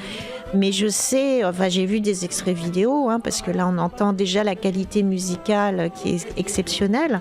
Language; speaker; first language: French; native; French